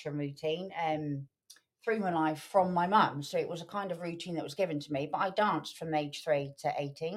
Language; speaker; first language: English; native; English